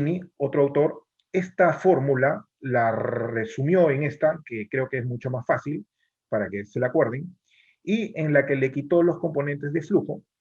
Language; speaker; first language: Spanish; native; Spanish